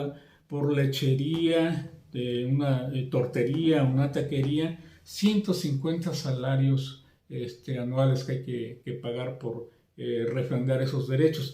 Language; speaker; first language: Spanish; native; Spanish